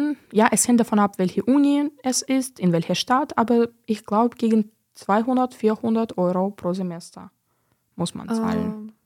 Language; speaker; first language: German; non-native, fluent; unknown